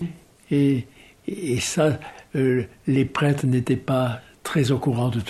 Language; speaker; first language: French; native; French